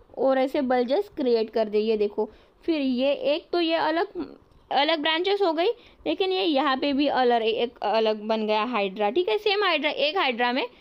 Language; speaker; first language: Hindi; non-native, local second language; Marathi